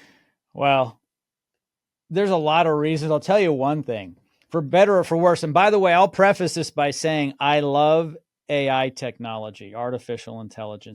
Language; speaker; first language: English; native; English